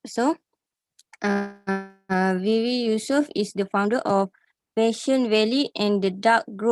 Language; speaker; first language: English; non-native, learner; Malay